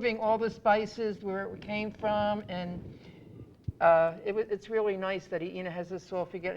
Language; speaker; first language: English; native; English